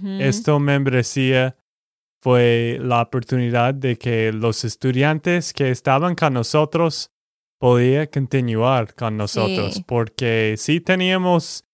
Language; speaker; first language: Spanish; non-native, learner; English